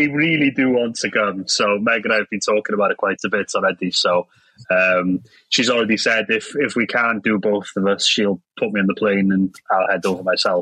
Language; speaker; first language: English; non-native, local second language; Welsh